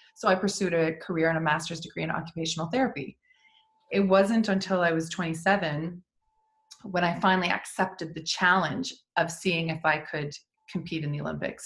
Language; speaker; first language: English; native; English